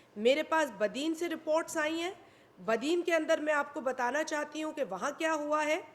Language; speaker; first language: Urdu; non-native, local second language; Sindhi